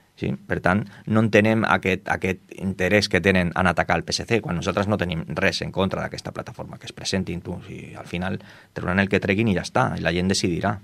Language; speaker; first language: Catalan; non-native, local second language; Spanish